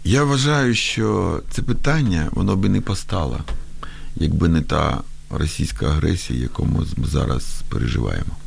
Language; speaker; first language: Ukrainian; non-native, local second language; Russian